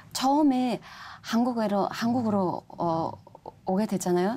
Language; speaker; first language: Korean; non-native, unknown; Mongolian